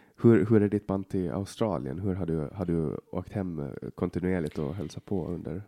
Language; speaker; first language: Swedish; native; Swedish